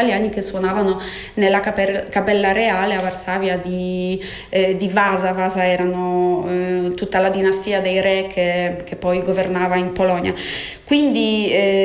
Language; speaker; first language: Italian; non-native, fluent; Polish